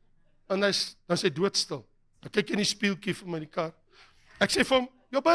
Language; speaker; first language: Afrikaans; native; Afrikaans